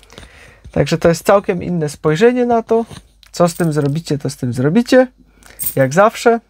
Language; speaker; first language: Polish; native; Polish